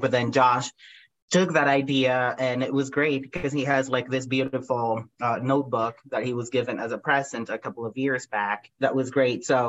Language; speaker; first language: English; non-native, fluent; Spanish